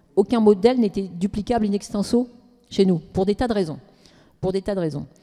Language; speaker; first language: French; native; French